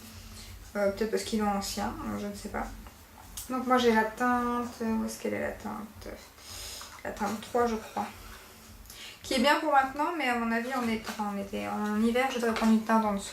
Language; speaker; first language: French; native; French